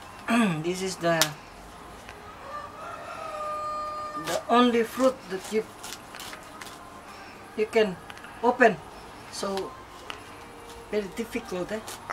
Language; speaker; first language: English; non-native, learner; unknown